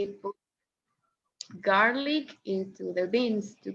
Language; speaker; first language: English; non-native, fluent; Spanish